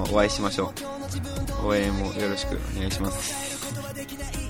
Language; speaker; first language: Japanese; non-native, fluent; Portuguese